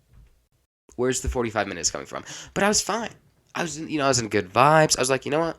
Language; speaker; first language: English; native; English